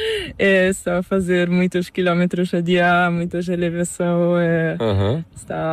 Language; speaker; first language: Spanish; non-native, learner; Italian